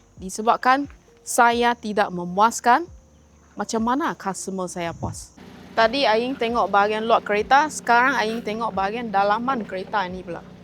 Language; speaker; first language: Malay; non-native, local second language; Chinese